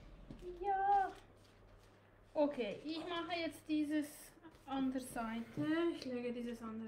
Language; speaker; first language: German; non-native, learner; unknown